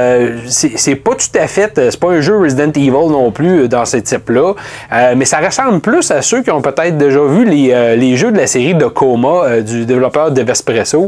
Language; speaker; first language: French; native; French